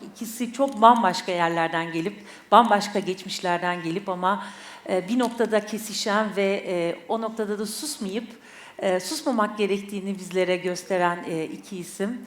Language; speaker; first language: Turkish; native; Turkish